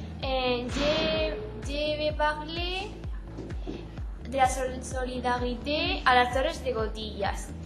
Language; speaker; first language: French; non-native, learner; Spanish